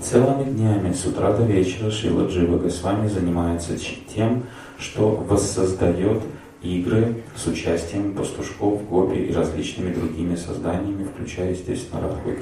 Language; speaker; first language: Russian; native; Russian